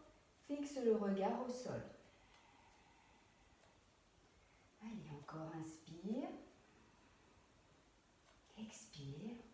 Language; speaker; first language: French; native; French